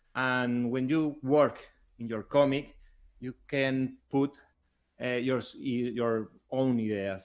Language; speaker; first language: English; non-native, learner; Spanish